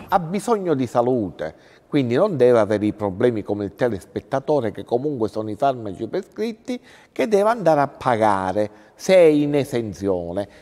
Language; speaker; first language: Italian; native; Italian